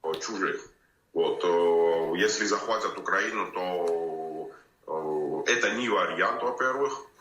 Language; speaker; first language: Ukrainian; non-native, learner; Georgian